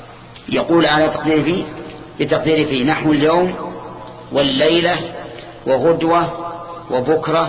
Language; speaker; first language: Arabic; native; Arabic